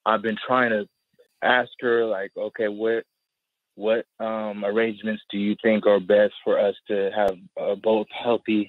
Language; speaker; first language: English; native; English